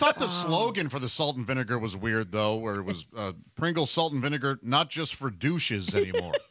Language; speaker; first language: English; native; English